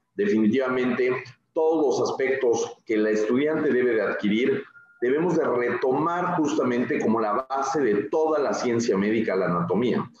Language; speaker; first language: Spanish; native; Spanish